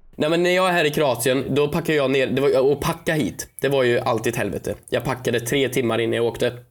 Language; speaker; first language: Swedish; native; Swedish